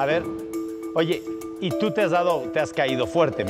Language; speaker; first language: Spanish; native; Spanish